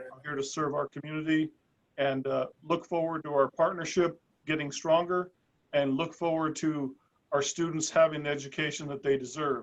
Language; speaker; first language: English; early bilingual, other home language; Spanish